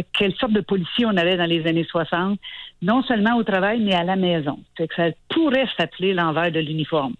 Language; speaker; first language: French; native; French